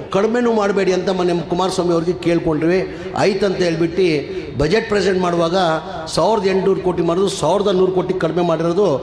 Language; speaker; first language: Kannada; non-native, local second language; Urdu